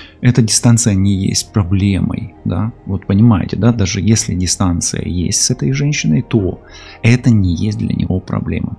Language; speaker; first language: Russian; non-native, local second language; Ukrainian